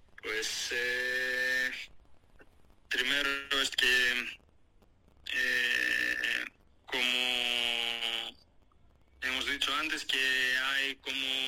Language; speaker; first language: Spanish; non-native, fluent; Greek